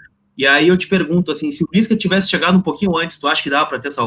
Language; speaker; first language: Portuguese; native; Portuguese